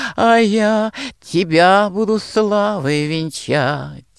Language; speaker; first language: Russian; native; Russian